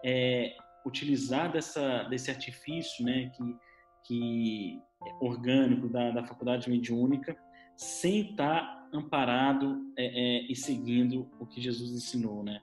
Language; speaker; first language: Portuguese; native; Portuguese